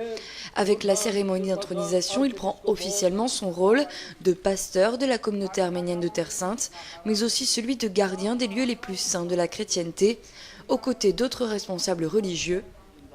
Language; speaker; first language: French; native; French